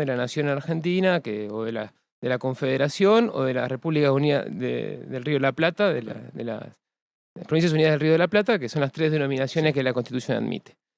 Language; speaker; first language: Spanish; native; Spanish